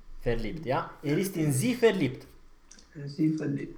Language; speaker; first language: German; non-native, fluent; Romanian